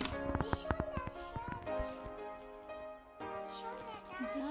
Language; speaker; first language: Russian; early bilingual, heritage; Russian